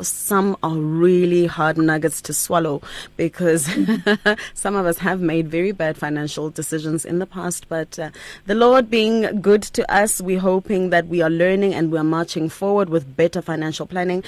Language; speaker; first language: English; non-native, local second language; Tswana